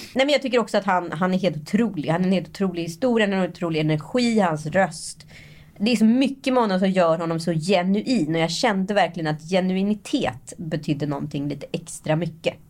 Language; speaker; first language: Swedish; native; Swedish